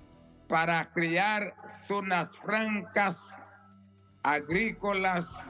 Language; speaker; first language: Spanish; non-native, fluent; Haitian Creole